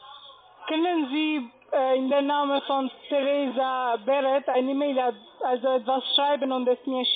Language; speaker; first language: German; non-native, learner; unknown